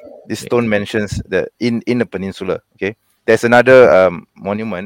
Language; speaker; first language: English; non-native, local second language; Malay